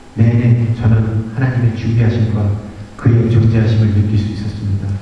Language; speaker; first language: Korean; early bilingual, heritage; Korean